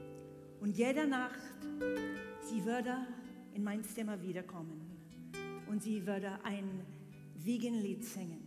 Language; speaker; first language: German; non-native, learner; English